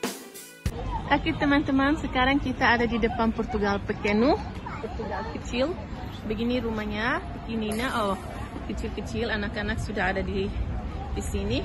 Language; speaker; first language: Indonesian; non-native, local second language; Tetum